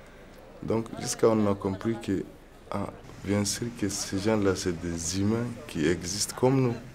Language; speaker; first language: French; non-native, fluent; Arabic